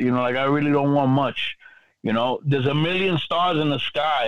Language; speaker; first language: English; early bilingual, other home language; Spanish